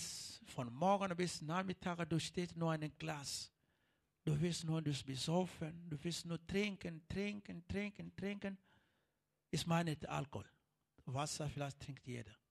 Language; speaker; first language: German; non-native, learner; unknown